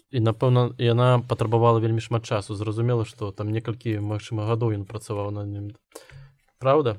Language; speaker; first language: Belarusian; non-native, local second language; Russian